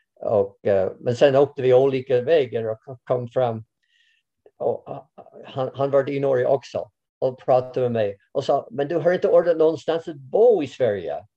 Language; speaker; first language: Swedish; non-native, fluent; English